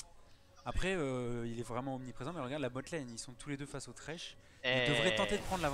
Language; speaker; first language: French; native; French